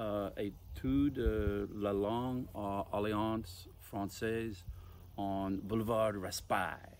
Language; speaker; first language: French; non-native, learner; English